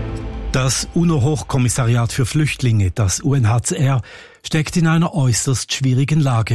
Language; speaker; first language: German; native; German